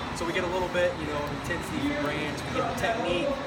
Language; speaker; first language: English; native; English